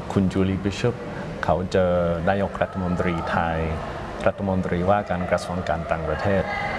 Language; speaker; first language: Thai; non-native, fluent; English